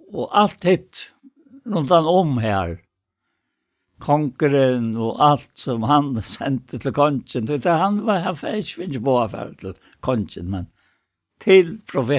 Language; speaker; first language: Danish; non-native, local second language; Faroese